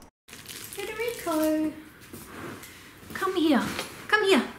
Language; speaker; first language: English; native; English